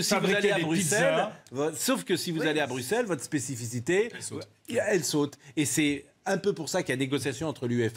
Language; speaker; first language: French; native; French